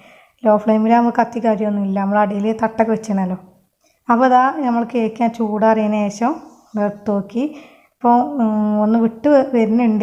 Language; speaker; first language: Malayalam; native; Malayalam